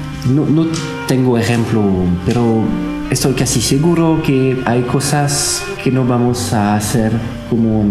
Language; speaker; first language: Spanish; non-native, learner; French